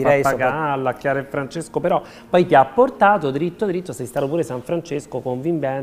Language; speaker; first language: Italian; native; Italian